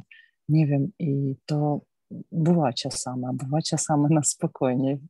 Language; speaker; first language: Polish; non-native, learner; Ukrainian